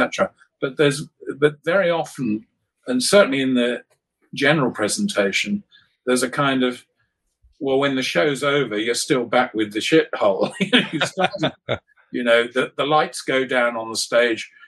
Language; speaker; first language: English; native; English